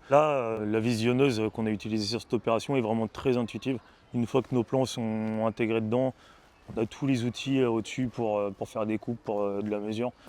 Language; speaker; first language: French; native; French